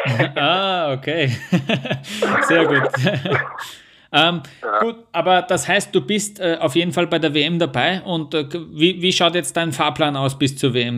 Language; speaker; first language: German; native; German